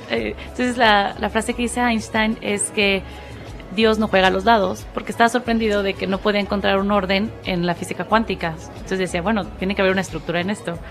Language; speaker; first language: Spanish; native; Spanish